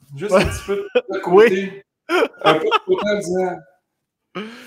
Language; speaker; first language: French; native; French